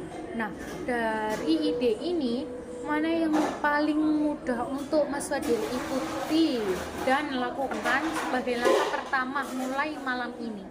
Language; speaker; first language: Indonesian; native; Indonesian